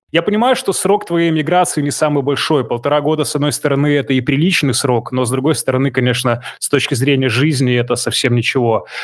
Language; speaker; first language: Russian; native; Russian